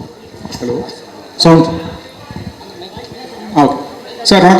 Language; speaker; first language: Tamil; native; Tamil